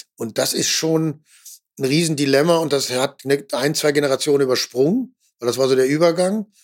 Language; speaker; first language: German; native; German